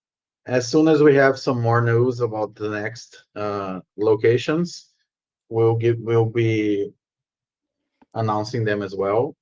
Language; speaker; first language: English; non-native, fluent; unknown